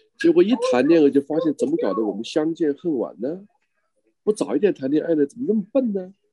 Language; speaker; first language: Chinese; native; Chinese